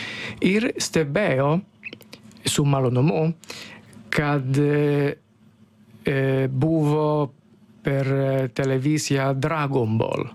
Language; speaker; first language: Lithuanian; non-native, learner; Italian